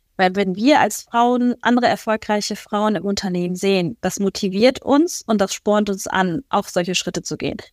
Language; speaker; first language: German; early bilingual, other home language; Persian